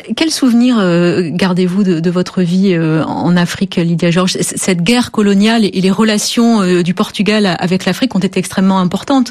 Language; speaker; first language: French; native; French